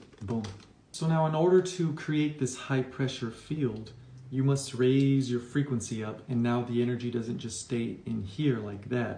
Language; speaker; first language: English; native; English